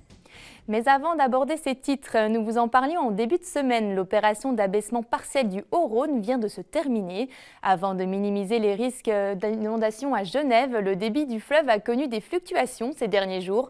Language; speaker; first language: French; native; French